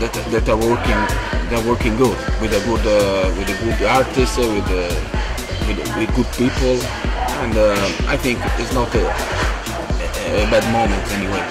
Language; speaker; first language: English; non-native, fluent; Italian